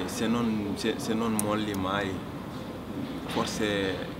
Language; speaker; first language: Italian; non-native, fluent; Wolof